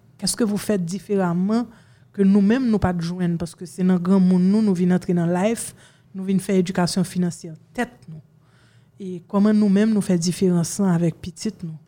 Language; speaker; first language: French; non-native, local second language; Haitian Creole